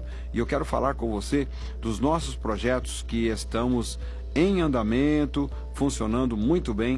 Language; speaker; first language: Portuguese; native; Portuguese